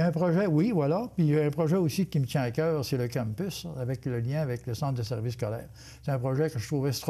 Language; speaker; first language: French; native; French